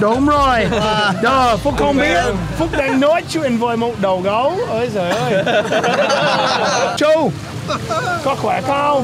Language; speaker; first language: Vietnamese; non-native, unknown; English